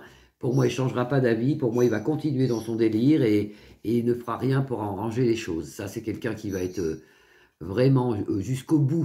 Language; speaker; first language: French; native; French